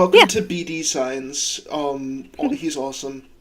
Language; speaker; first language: English; native; English